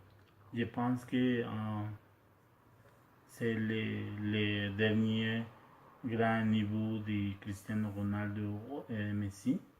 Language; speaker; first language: French; non-native, learner; Spanish